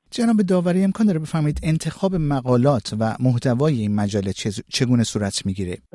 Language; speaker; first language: Persian; native; Persian